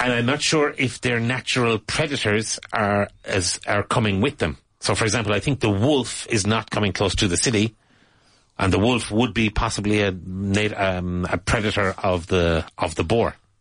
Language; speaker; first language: English; native; English